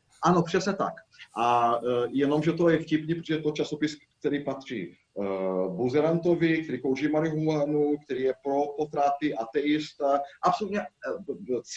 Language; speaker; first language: Czech; non-native, fluent; Portuguese